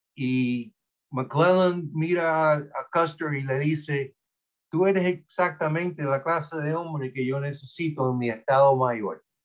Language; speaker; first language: Spanish; early bilingual, heritage; Spanish